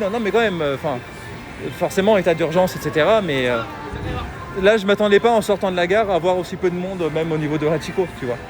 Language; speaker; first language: French; native; French